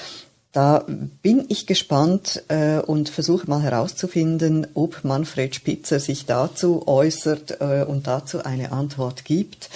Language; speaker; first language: German; native; German